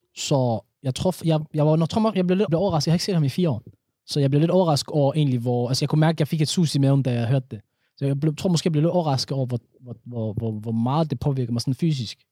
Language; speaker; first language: Danish; early bilingual, other home language; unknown